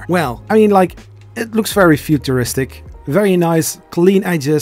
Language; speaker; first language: English; non-native, fluent; Dutch